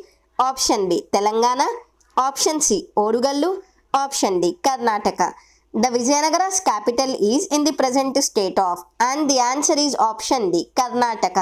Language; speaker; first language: English; non-native, local second language; Telugu